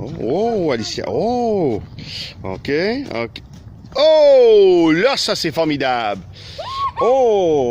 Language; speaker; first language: French; native; French